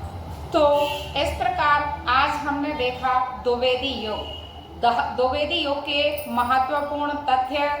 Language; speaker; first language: Hindi; native; Hindi